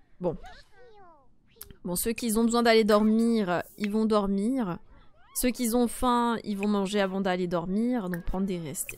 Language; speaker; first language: French; native; French